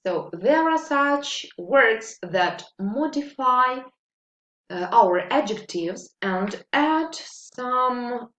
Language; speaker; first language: English; non-native, fluent; Ukrainian